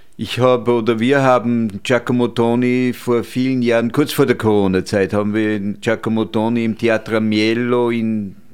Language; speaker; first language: German; native; German